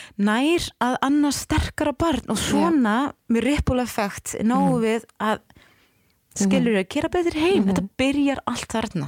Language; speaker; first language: Icelandic; non-native, fluent; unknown